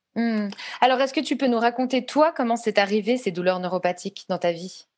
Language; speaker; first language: French; native; French